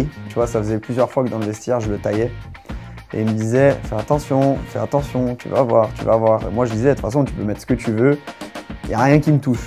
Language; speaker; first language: French; native; French